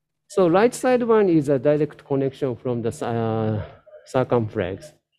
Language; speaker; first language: English; non-native, learner; Japanese